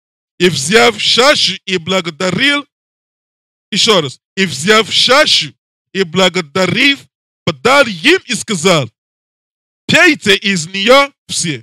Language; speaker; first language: Russian; non-native, learner; English